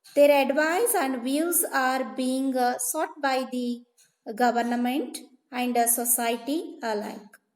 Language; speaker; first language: English; non-native, local second language; Kannada